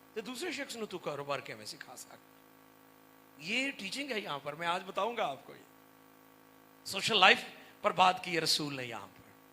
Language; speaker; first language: Hindi; non-native, local second language; Punjabi